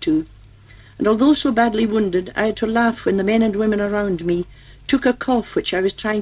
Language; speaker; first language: English; native; English